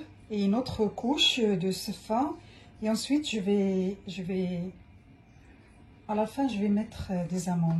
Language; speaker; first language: French; non-native, local second language; Arabic